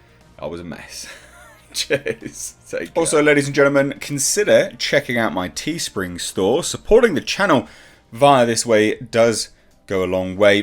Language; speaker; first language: English; native; English